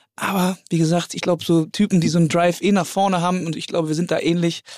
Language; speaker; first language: German; native; German